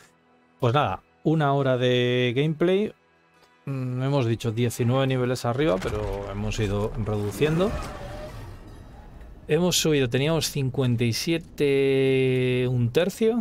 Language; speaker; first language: Spanish; native; Spanish